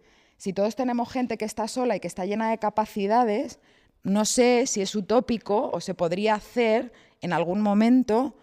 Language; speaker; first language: Spanish; native; Spanish